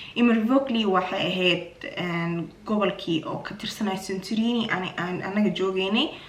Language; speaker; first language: Somali; early bilingual, heritage; Somali